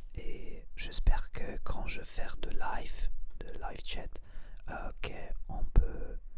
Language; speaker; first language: French; non-native, learner; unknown